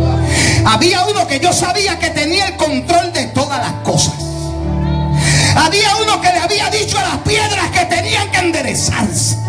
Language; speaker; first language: Spanish; native; Spanish